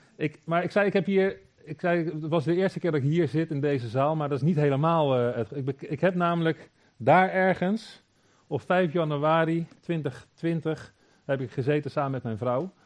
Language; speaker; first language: Dutch; native; Dutch